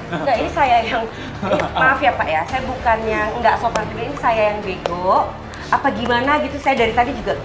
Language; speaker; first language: Indonesian; native; Indonesian